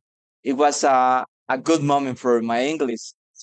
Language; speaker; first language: English; non-native, learner; Spanish